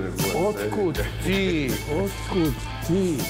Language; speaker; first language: Serbian; native; Serbian